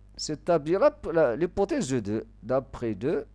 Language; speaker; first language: French; non-native, local second language; Arabic